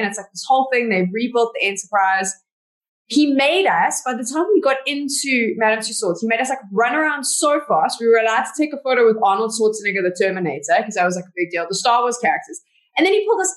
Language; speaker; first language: English; native; English